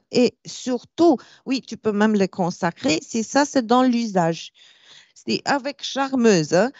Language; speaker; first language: French; non-native, fluent; Romanian